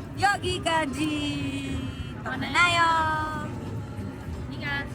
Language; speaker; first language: Korean; non-native, learner; Filipino